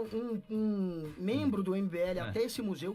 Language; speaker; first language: Portuguese; native; Portuguese